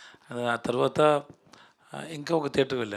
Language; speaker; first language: Telugu; non-native, learner; Tamil